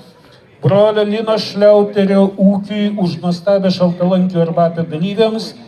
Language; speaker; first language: Lithuanian; native; Lithuanian